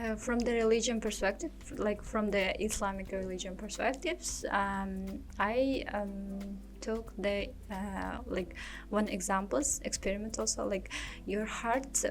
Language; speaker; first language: English; non-native, learner; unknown